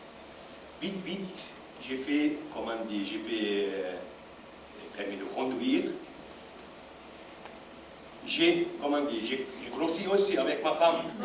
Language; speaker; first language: French; non-native, learner; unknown